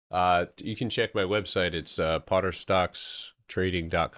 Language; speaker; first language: English; native; English